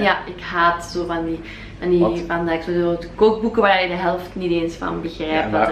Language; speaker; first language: Dutch; native; Dutch